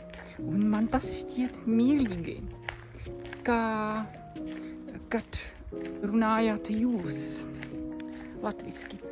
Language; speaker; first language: Latvian; non-native, fluent; Czech